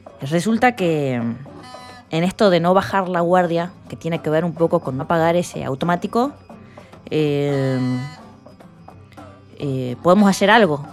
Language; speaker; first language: Spanish; native; Spanish